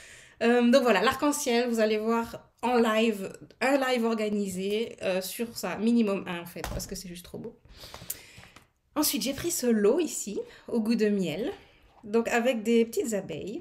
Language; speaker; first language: French; native; French